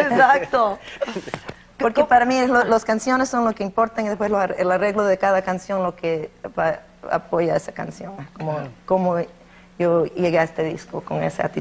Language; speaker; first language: Spanish; early bilingual, heritage; Spanish